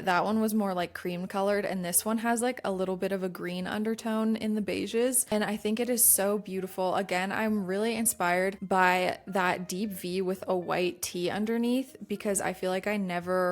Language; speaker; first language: English; native; English